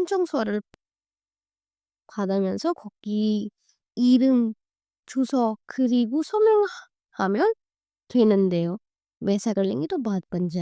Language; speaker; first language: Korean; non-native, fluent; Hindi